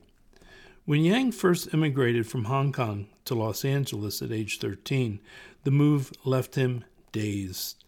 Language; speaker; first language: English; native; English